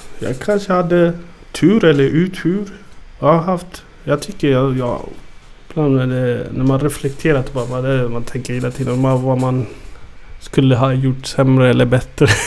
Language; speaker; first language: Swedish; early bilingual, other home language; Amharic